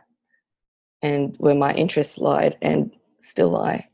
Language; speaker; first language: English; non-native, local second language; Filipino